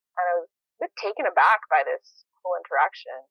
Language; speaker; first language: English; native; English